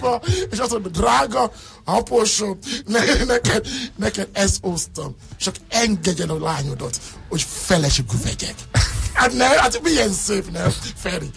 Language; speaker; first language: Hungarian; non-native, learner; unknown